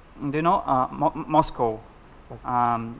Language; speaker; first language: English; non-native, learner; Russian